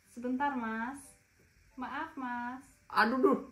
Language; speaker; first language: Indonesian; non-native, learner; Turkish